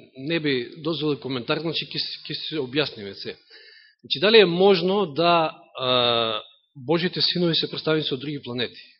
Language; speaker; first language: Macedonian; native; Macedonian